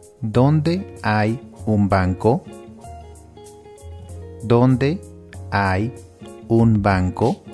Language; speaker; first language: Spanish; non-native, fluent; English